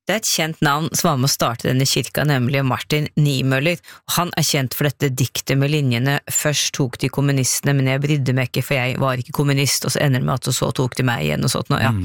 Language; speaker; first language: Norwegian; native; Norwegian